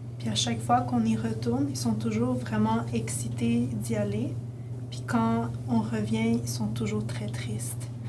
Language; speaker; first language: French; early bilingual, other home language; Romanian